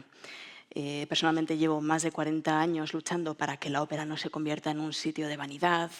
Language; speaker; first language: Spanish; native; Spanish